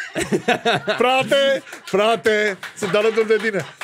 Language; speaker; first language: Romanian; native; Romanian